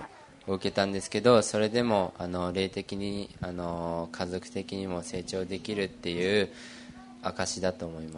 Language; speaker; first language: Japanese; early bilingual, other home language; Portuguese